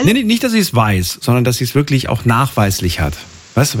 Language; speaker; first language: German; native; German